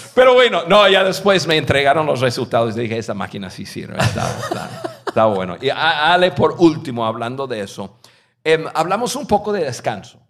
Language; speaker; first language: Spanish; non-native, fluent; English